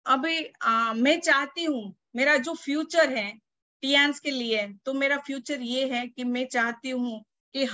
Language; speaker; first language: Hindi; non-native, local second language; Gujarati